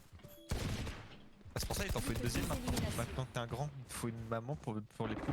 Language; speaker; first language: French; native; French